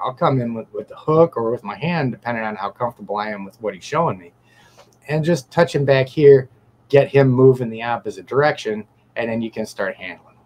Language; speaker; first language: English; native; English